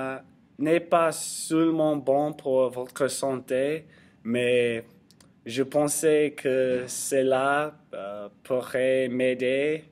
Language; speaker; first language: French; non-native, learner; English